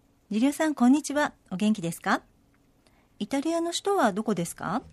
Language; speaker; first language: Japanese; native; Japanese